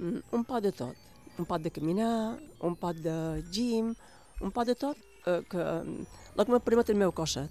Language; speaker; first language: Catalan; native; Catalan